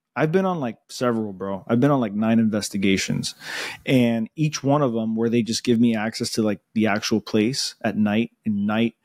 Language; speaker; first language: English; early bilingual, other home language; Spanish